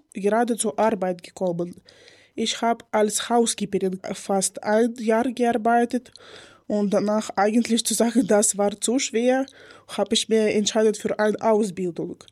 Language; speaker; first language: German; non-native, learner; Ukrainian